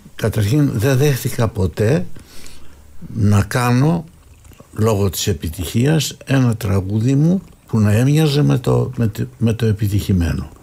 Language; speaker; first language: Greek; native; Greek